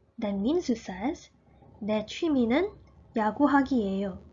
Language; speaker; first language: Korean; early bilingual, heritage; Korean